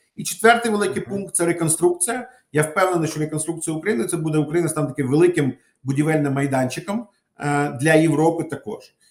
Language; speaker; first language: Ukrainian; non-native, local second language; Russian